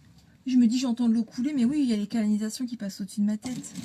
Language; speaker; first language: French; native; French